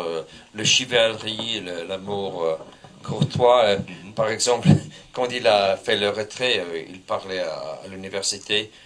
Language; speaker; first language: French; non-native, fluent; English